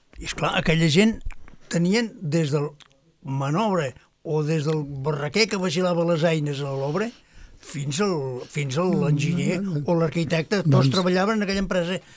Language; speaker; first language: Catalan; native; Catalan